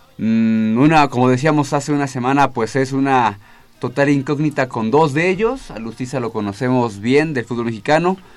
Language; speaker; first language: Spanish; native; Spanish